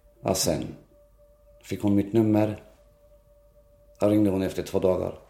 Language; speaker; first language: Swedish; non-native, local second language; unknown